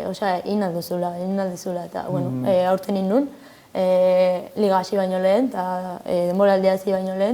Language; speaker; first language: Basque; non-native, local second language; Spanish